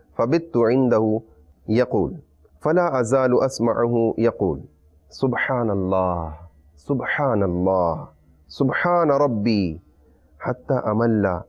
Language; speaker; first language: Arabic; non-native, fluent; Urdu